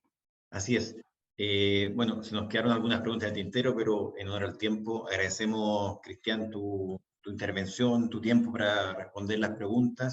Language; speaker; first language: Spanish; native; Spanish